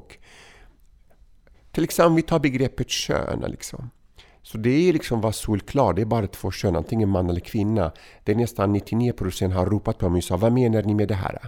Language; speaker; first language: Swedish; non-native, fluent; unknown